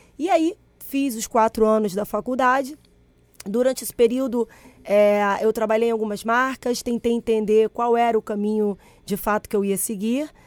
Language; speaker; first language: Portuguese; early bilingual, other home language; Spanish